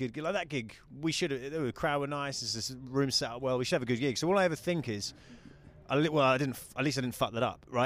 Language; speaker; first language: English; native; English